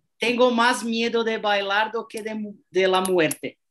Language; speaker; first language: Spanish; non-native, learner; Portuguese